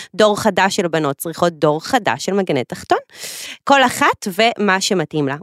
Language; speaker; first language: Hebrew; native; Hebrew